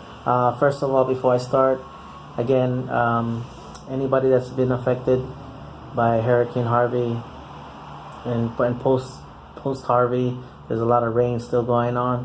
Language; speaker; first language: English; native; English